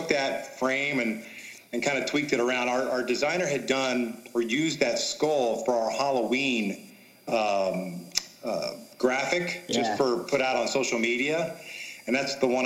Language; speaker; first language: English; native; English